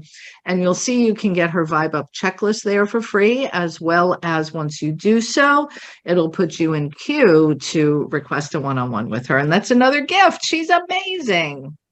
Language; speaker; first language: English; native; English